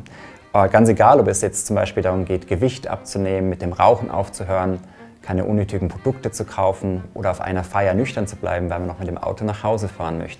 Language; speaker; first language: German; native; German